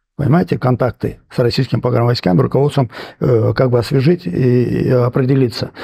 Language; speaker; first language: Russian; non-native, local second language; Armenian